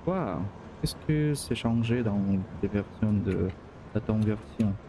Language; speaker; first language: French; non-native, learner; Russian